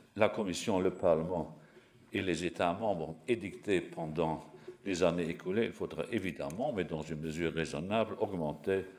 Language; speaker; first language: French; non-native, local second language; Luxembourgish